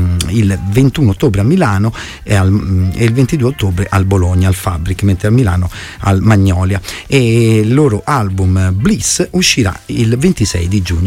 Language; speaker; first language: Italian; native; Italian